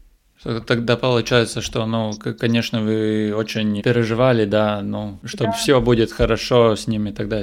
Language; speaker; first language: Russian; non-native, local second language; Latvian